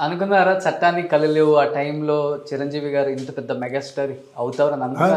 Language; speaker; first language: Telugu; native; Telugu